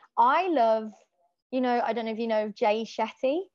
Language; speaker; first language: English; native; English